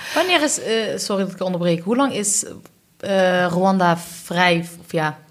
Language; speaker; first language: Dutch; early bilingual, other home language; Arabic